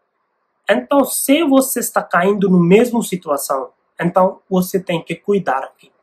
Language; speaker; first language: Portuguese; non-native, learner; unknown